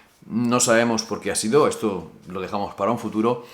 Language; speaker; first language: Spanish; native; Spanish